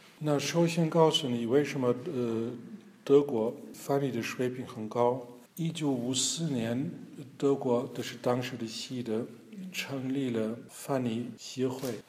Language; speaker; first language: Chinese; non-native, fluent; German